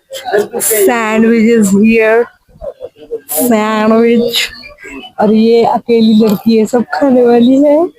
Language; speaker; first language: Hindi; non-native, local second language; Marathi